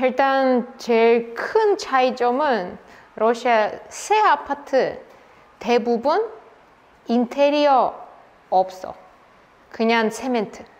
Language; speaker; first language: Korean; non-native, fluent; Russian